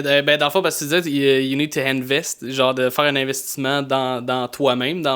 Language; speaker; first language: French; native; French